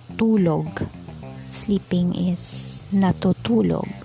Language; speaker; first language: English; non-native, local second language; Cebuano